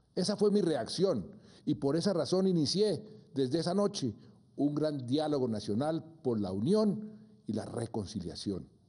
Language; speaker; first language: Spanish; native; Spanish